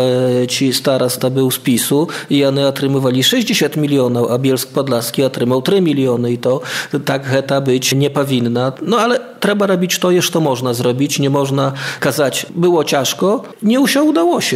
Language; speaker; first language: Belarusian; native; Belarusian